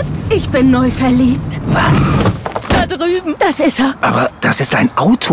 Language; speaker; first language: German; native; German